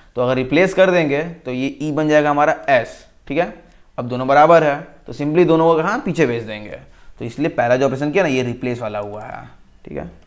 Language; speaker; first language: Hindi; native; Hindi